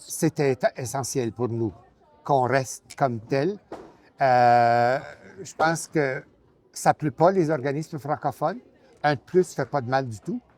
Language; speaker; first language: French; native; French